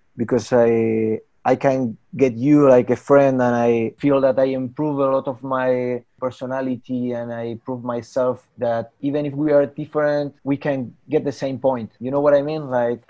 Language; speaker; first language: English; non-native, learner; Spanish